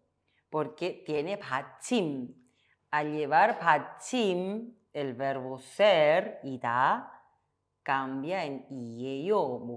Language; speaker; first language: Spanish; non-native, fluent; Korean